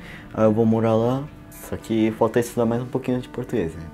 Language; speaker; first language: Portuguese; early bilingual, heritage; Portuguese